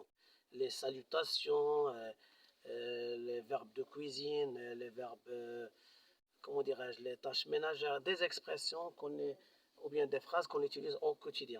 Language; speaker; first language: French; non-native, local second language; Arabic